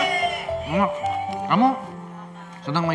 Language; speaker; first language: Indonesian; native; Indonesian